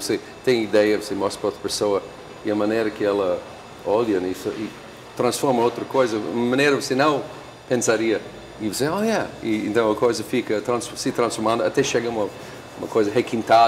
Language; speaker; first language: Portuguese; non-native, fluent; English